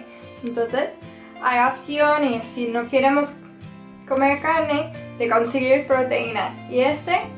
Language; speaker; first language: Spanish; non-native, fluent; English